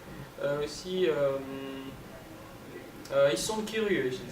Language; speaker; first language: French; non-native, local second language; Lingala